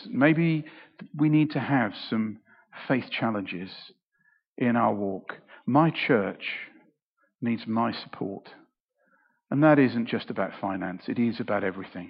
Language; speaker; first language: English; native; English